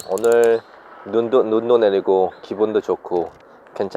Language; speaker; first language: Korean; non-native, learner; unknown